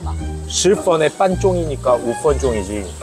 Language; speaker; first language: Chinese; non-native, learner; Korean